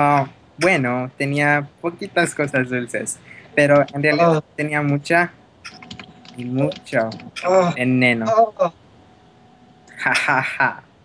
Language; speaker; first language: Spanish; early bilingual, heritage; Spanish